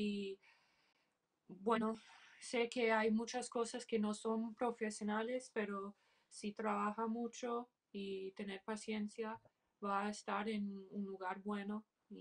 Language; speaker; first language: Spanish; early bilingual, heritage; English